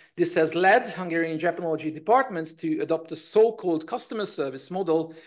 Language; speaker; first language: English; non-native, fluent; Hungarian